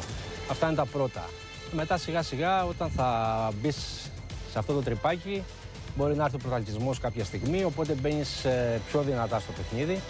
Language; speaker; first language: Greek; native; Greek